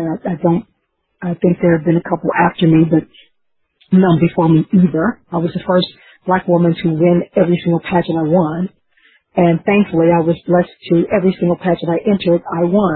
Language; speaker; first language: English; native; English